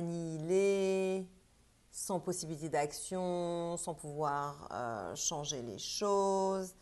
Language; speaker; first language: French; native; French